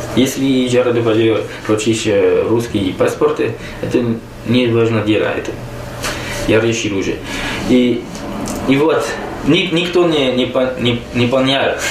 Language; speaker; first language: Russian; non-native, learner; French